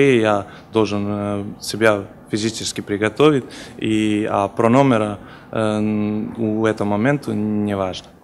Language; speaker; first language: Russian; non-native, fluent; Serbian